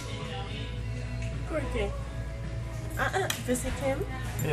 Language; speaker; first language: Portuguese; non-native, fluent; English